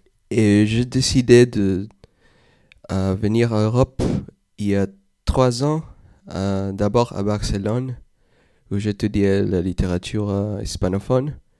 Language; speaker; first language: French; non-native, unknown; Spanish